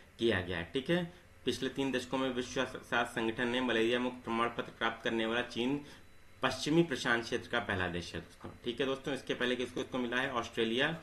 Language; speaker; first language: Hindi; native; Hindi